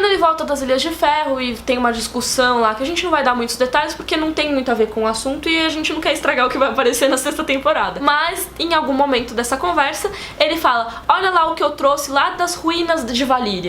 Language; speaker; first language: Portuguese; native; Portuguese